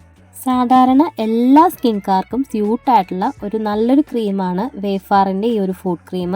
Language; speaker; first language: Malayalam; native; Malayalam